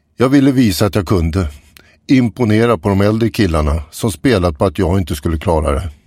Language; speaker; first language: Swedish; native; Swedish